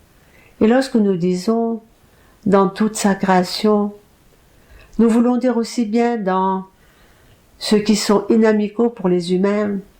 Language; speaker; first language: French; native; French